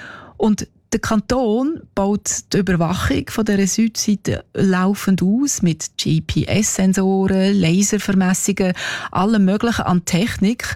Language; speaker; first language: German; native; German